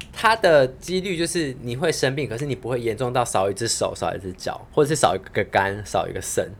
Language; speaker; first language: Chinese; native; Chinese